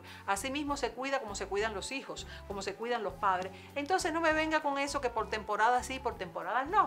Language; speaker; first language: Spanish; native; Spanish